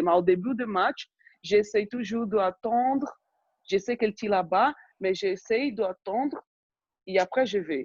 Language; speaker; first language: French; non-native, fluent; Portuguese